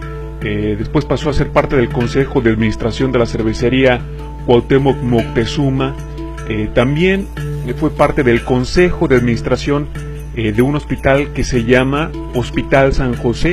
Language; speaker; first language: Spanish; native; Spanish